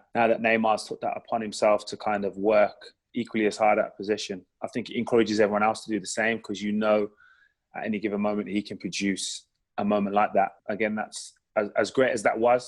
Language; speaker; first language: English; native; English